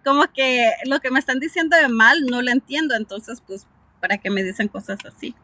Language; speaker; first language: Spanish; early bilingual, heritage; Spanish